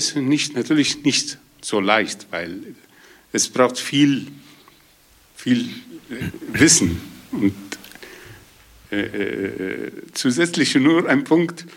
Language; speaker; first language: German; non-native, learner; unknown